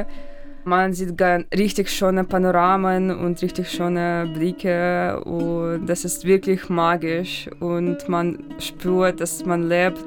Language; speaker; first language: German; non-native, fluent; Russian